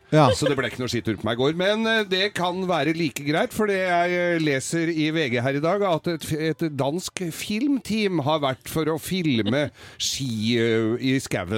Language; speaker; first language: Norwegian; native; Norwegian